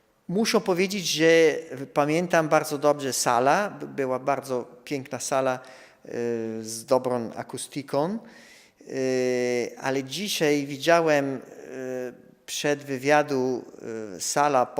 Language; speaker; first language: Polish; non-native, fluent; Italian